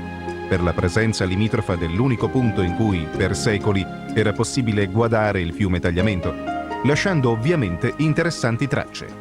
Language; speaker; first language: Italian; native; Italian